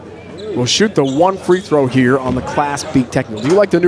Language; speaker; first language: English; native; English